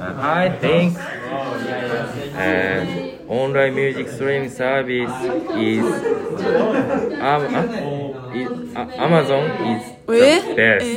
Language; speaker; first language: English; non-native, learner; Japanese